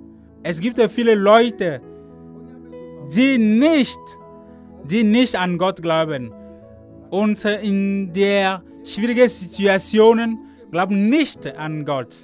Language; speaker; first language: German; non-native, learner; Ewe